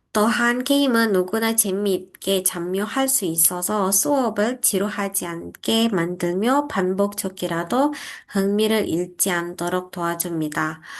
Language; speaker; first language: Korean; non-native, fluent; Indonesian